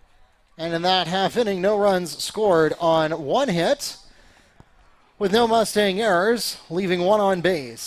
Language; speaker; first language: English; native; English